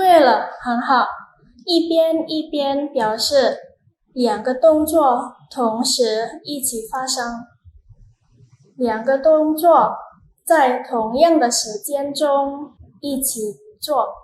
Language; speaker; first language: Chinese; non-native, fluent; Indonesian